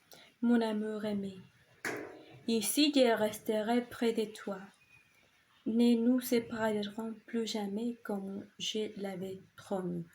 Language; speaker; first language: French; non-native, learner; Spanish